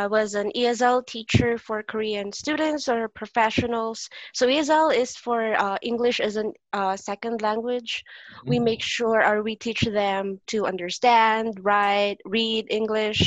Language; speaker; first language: English; non-native, local second language; Filipino